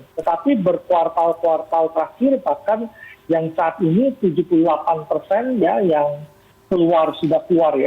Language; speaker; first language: Indonesian; native; Indonesian